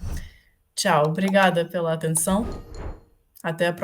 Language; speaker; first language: Portuguese; non-native, fluent; Ukrainian